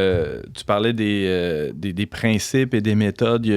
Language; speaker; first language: French; native; French